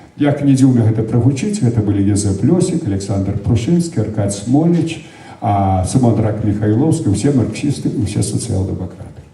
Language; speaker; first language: Belarusian; native; Belarusian